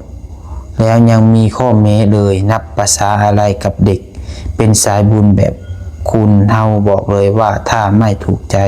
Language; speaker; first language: Thai; non-native, local second language; Lao